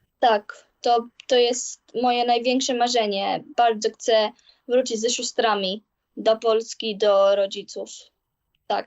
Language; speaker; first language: Polish; early bilingual, heritage; Polish